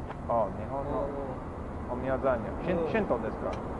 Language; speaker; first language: Japanese; non-native, learner; English